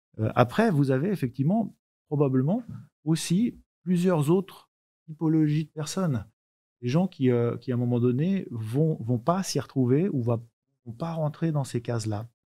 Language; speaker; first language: French; native; French